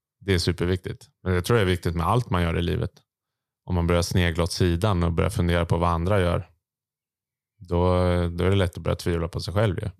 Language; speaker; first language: Swedish; native; Swedish